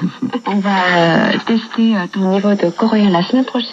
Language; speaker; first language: French; non-native, fluent; Korean